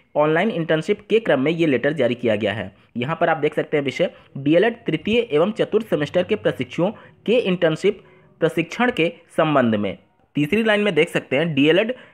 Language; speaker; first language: Hindi; native; Hindi